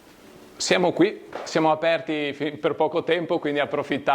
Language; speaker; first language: Italian; native; Italian